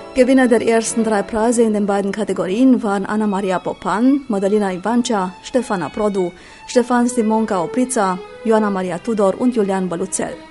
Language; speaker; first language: German; native; German